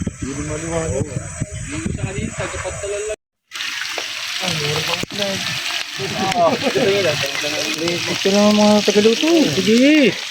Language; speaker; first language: Filipino; native; Filipino